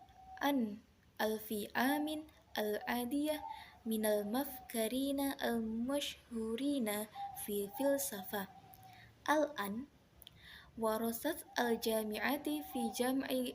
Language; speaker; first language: Arabic; non-native, learner; Indonesian